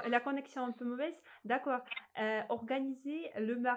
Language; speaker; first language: French; non-native, fluent; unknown